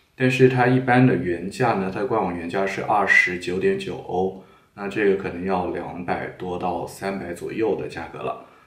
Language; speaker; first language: Chinese; native; Chinese